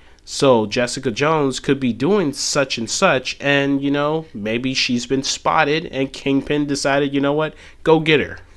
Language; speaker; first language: English; native; English